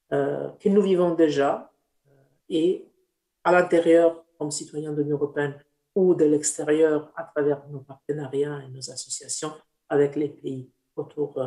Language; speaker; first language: French; non-native, fluent; Italian